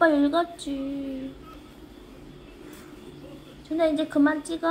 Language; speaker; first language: Korean; native; Korean